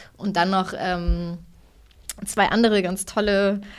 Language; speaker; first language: German; native; German